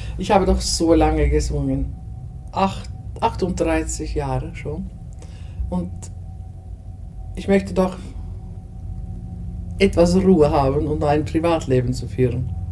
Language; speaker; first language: German; non-native, fluent; Norwegian